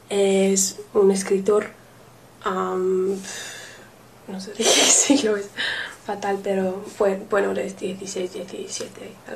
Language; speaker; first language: Spanish; non-native, learner; English